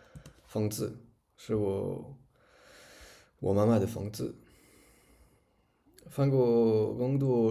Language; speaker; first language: Chinese; non-native, learner; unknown